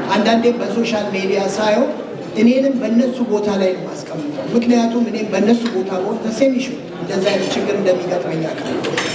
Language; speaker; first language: Amharic; native; Amharic